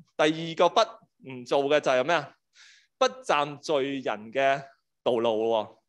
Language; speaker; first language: Cantonese; native; Cantonese